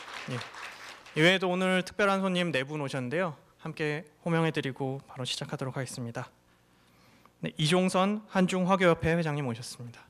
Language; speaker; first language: Korean; native; Korean